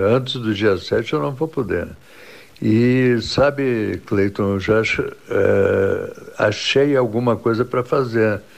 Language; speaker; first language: Portuguese; native; Portuguese